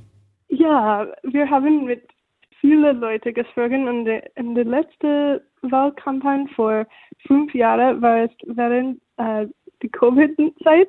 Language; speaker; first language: German; non-native, fluent; English